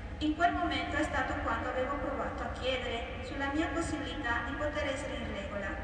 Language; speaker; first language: Italian; non-native, fluent; Spanish